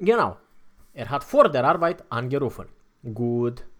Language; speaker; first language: German; non-native, fluent; Romanian